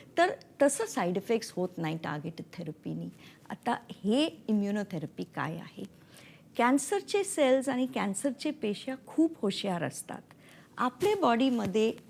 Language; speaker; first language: Marathi; non-native, local second language; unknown